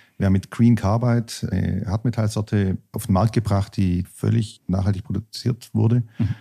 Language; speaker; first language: German; native; German